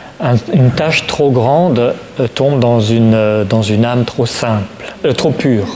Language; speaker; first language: French; native; French